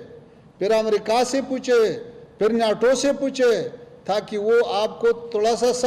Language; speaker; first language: Hindi; non-native, fluent; Pashto